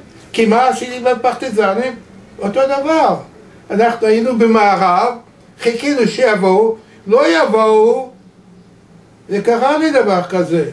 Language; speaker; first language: Hebrew; non-native, fluent; Yiddish